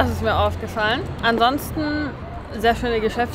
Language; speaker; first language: German; early bilingual, other home language; Persian